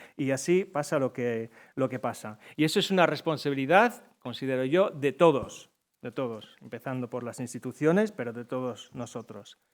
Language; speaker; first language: Spanish; non-native, fluent; English